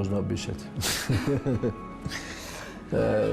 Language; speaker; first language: Russian; non-native, fluent; French